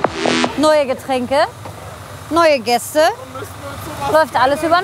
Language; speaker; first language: German; native; German